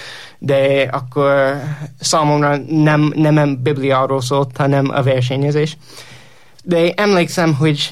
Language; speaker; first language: Hungarian; non-native, learner; English